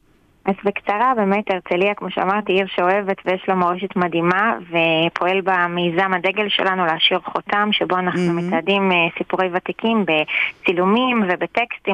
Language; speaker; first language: Hebrew; native; Hebrew